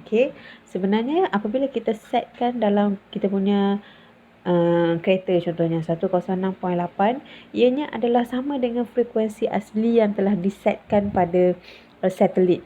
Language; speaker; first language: Malay; native; Malay